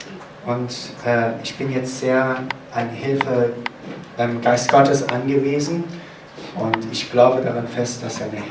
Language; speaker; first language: German; non-native, fluent; Korean